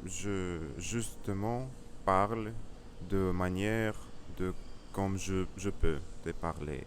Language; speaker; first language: French; non-native, learner; Russian